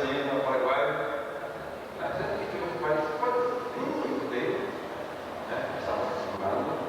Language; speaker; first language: Portuguese; non-native, learner; Japanese